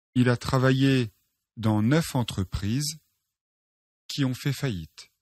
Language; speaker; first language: French; non-native, local second language; Arabic